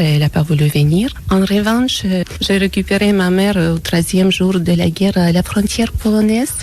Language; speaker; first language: French; non-native, fluent; Ukrainian